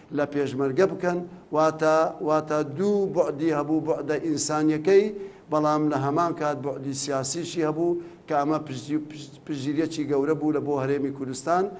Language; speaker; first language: Central Kurdish; native; Central Kurdish